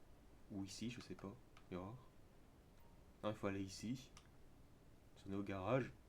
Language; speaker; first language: French; native; French